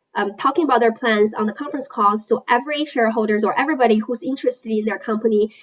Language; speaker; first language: English; non-native, fluent; Chinese